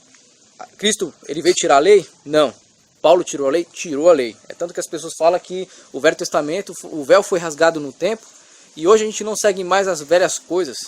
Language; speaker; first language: Portuguese; native; Portuguese